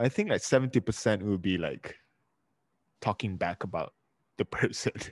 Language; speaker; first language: English; early bilingual, other home language; Japanese